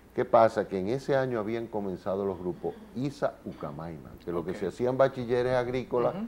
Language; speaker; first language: Spanish; native; Spanish